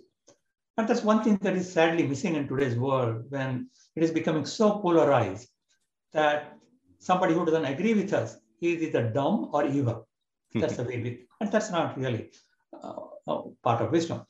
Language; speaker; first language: English; non-native, local second language; Marathi